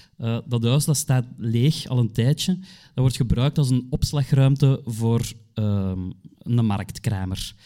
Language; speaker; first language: Dutch; native; Dutch